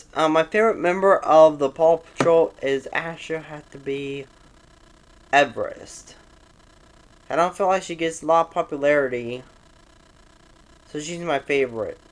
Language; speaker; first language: English; native; English